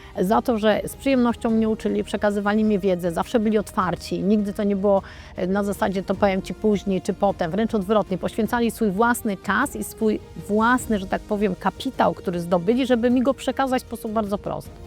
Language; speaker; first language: Polish; native; Polish